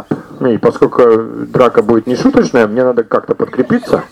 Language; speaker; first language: Russian; native; Russian